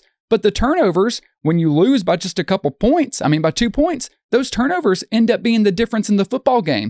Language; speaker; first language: English; native; English